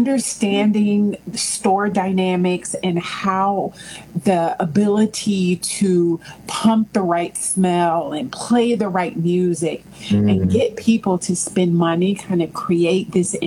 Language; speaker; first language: English; native; English